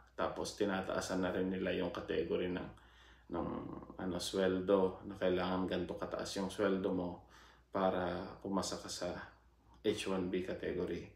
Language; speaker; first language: Filipino; native; Filipino